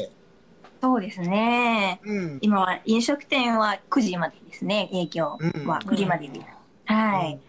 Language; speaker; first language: Japanese; non-native, fluent; Thai